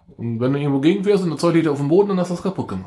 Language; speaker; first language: German; native; German